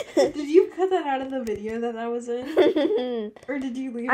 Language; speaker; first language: English; native; English